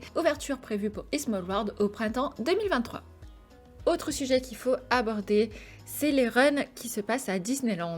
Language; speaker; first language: French; native; French